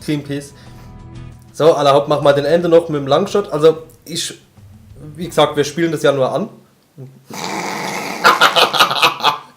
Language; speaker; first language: German; native; German